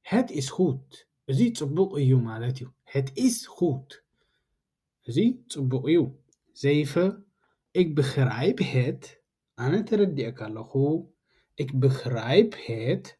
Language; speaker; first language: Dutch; non-native, learner; Tigrinya